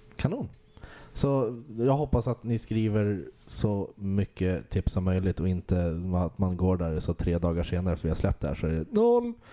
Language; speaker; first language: Swedish; native; Swedish